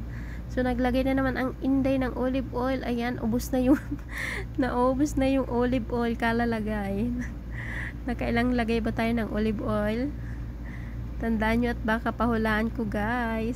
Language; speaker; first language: Filipino; native; Filipino